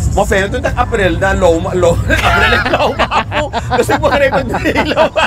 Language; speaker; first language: Dutch; native; Dutch